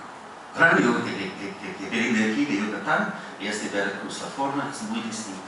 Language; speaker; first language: Spanish; non-native, fluent; English